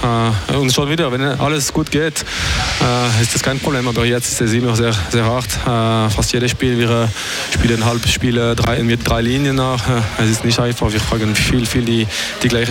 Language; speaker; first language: German; non-native, fluent; French